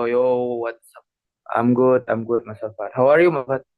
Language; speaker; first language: English; non-native, learner; Indonesian